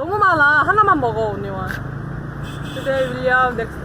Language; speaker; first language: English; non-native, learner; Korean